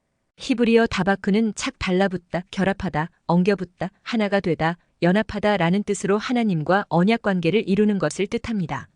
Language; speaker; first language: Korean; native; Korean